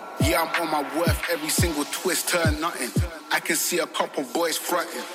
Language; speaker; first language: English; native; English